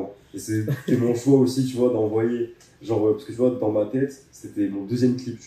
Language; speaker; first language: French; native; French